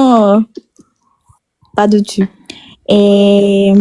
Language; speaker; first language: French; non-native, learner; Spanish